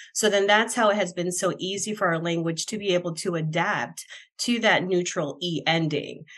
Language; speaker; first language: English; non-native, fluent; Spanish